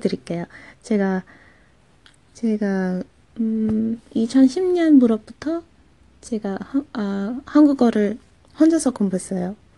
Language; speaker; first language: Korean; non-native, fluent; English